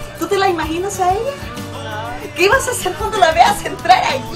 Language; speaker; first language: Spanish; native; Spanish